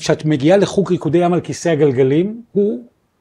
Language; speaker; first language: Hebrew; native; Hebrew